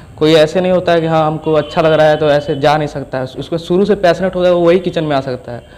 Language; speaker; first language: Hindi; native; Hindi